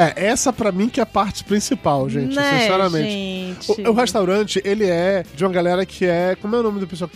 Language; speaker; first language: Portuguese; native; Portuguese